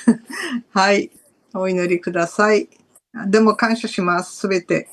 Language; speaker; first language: Japanese; non-native, fluent; Portuguese